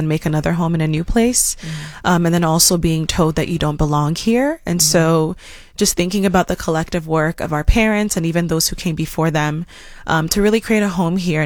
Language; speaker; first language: English; native; English